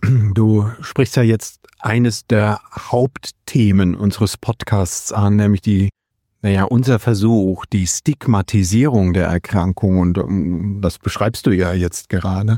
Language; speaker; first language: German; native; German